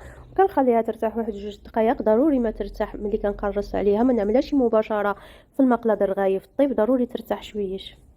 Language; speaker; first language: Arabic; native; Arabic